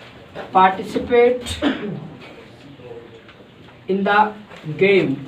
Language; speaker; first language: English; non-native, fluent; Hindi